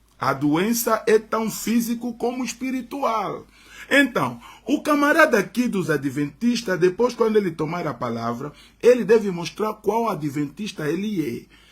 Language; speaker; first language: Portuguese; native; Portuguese